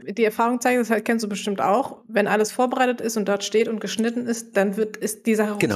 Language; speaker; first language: German; native; German